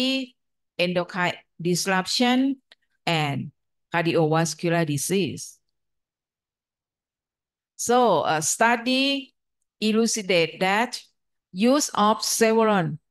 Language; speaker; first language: English; non-native, fluent; Thai